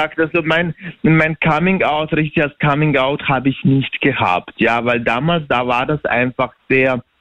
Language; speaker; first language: German; non-native, fluent; Bosnian